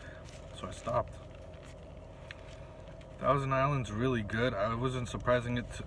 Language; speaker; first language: English; native; English